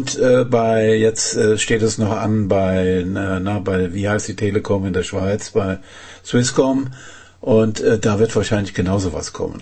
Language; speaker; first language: German; native; German